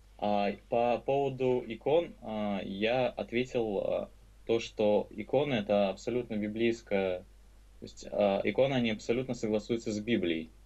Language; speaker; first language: Russian; native; Russian